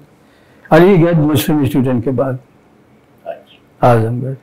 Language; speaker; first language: Urdu; native; Urdu